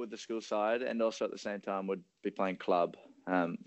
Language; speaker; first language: English; native; English